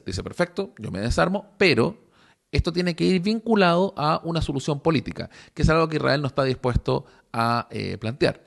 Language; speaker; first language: Spanish; native; Spanish